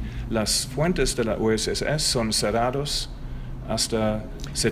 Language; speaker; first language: Spanish; non-native, learner; German